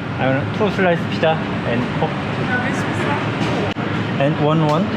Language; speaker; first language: English; non-native, learner; Korean